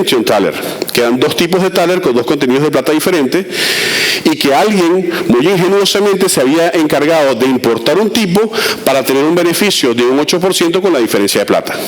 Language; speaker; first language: Spanish; native; Spanish